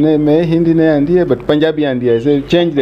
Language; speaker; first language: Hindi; non-native, learner; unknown